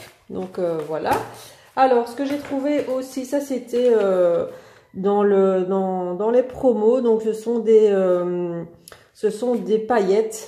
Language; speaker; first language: French; native; French